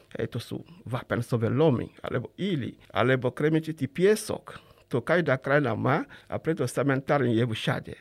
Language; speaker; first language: Slovak; non-native, fluent; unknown